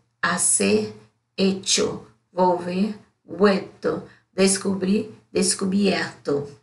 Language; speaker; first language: Spanish; non-native, learner; Portuguese